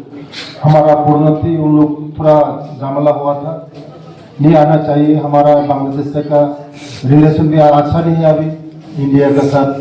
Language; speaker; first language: Hindi; non-native, local second language; Kok Borok